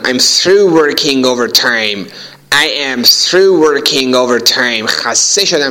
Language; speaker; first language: English; non-native, fluent; Persian